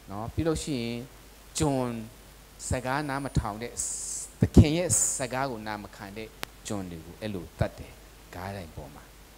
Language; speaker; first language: Burmese; non-native, local second language; Tedim Chin